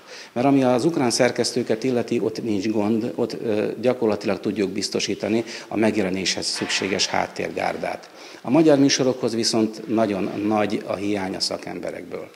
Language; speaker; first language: Hungarian; native; Hungarian